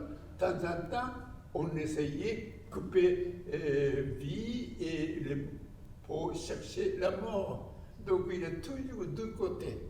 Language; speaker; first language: French; non-native, learner; Japanese